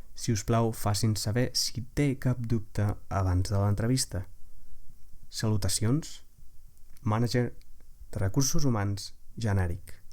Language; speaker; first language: Catalan; native; Catalan